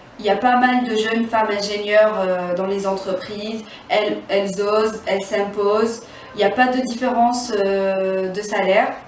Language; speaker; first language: French; non-native, local second language; Arabic